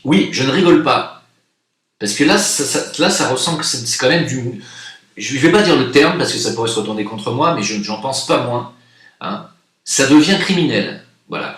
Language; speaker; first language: French; native; French